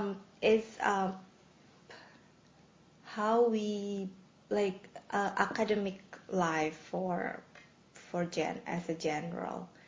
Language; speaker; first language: English; non-native, fluent; Indonesian